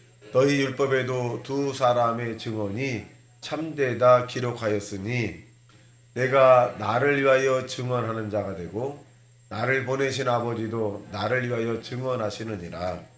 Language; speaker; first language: Korean; native; Korean